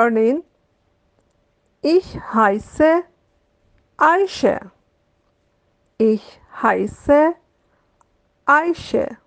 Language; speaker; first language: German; non-native, fluent; Turkish